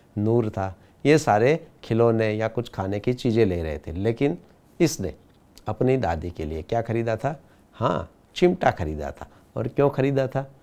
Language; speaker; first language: Hindi; non-native, local second language; Gujarati